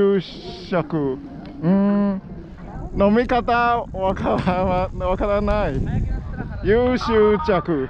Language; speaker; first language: Japanese; non-native, learner; Chinese